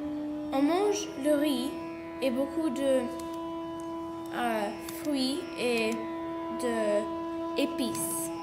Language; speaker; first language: French; non-native, learner; English